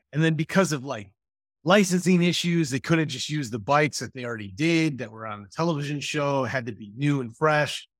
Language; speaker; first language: English; native; English